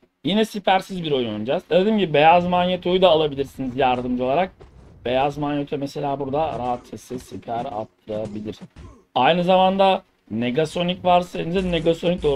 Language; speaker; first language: Turkish; native; Turkish